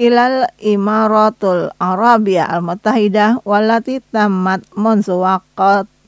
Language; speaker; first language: Arabic; non-native, fluent; Indonesian